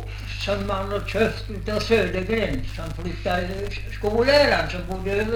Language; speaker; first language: Swedish; native; Swedish